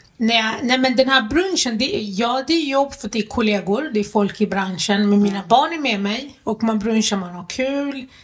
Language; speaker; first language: Swedish; early bilingual, other home language; Arabic